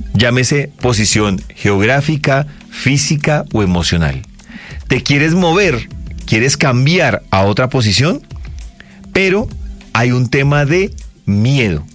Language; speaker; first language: Spanish; native; Spanish